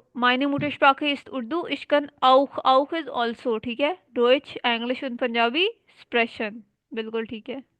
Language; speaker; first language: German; non-native, fluent; Urdu